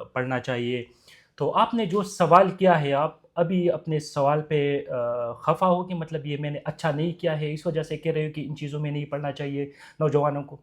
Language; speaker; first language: Urdu; non-native, local second language; Pashto